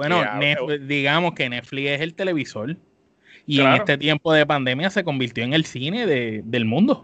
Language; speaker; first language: Spanish; native; Spanish